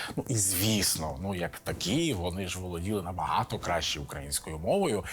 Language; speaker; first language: Ukrainian; non-native, local second language; Hungarian